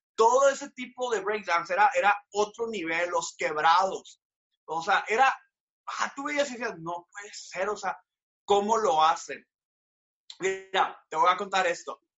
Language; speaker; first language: Spanish; native; Spanish